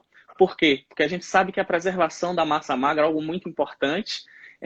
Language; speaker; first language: Portuguese; native; Portuguese